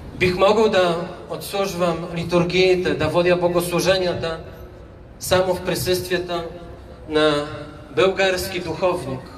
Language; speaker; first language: Bulgarian; non-native, fluent; Polish